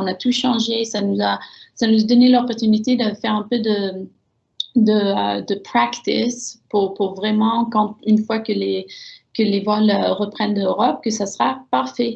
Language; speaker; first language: French; early bilingual, heritage; French